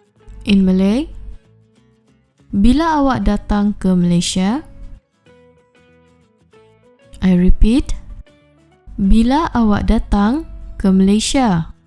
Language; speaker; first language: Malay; non-native, fluent; Urdu